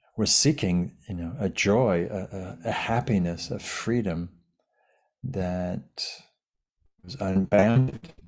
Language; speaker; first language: English; native; English